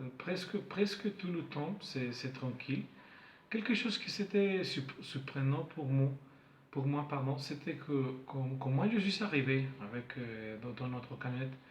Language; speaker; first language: French; non-native, fluent; Spanish